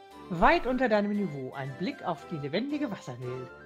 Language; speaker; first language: German; native; German